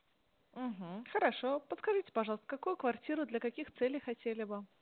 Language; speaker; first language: Russian; native; Russian